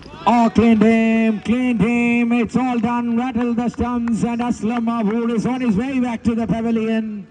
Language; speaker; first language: English; non-native, local second language; Malayalam